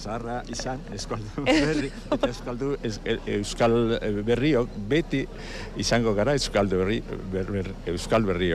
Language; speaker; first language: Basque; non-native, local second language; Spanish